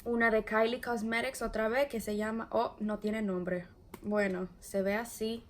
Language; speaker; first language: Spanish; early bilingual, heritage; English